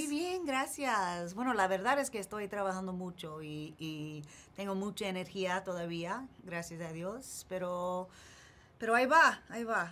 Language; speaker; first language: Spanish; early bilingual, heritage; English